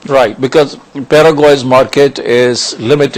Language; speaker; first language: English; non-native, local second language; Urdu